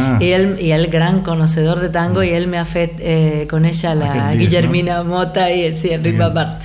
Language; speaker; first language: Catalan; non-native, learner; Spanish